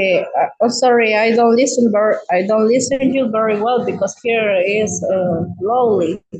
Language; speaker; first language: English; non-native, learner; Spanish